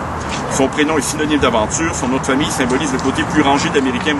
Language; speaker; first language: French; native; French